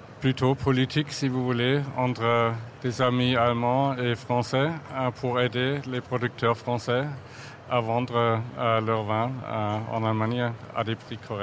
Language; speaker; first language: French; non-native, fluent; German